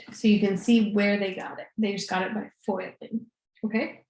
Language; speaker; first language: English; native; English